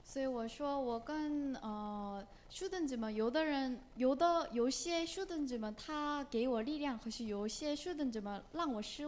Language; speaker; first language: Chinese; non-native, learner; Korean